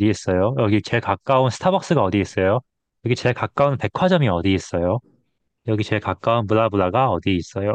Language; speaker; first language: Korean; non-native, fluent; Chinese